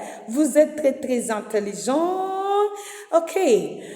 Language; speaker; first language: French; non-native, fluent; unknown